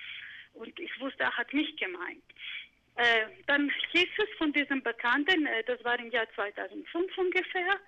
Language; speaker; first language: German; non-native, fluent; Greek